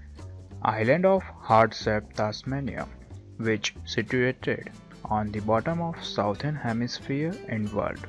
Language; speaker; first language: English; non-native, fluent; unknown